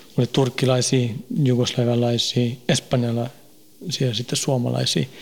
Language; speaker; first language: Finnish; early bilingual, heritage; Finnish